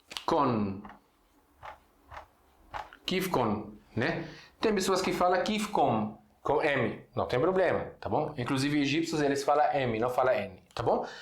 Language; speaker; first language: Portuguese; non-native, fluent; Arabic